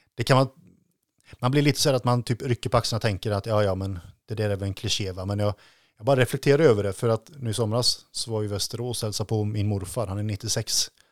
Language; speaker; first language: Swedish; native; Swedish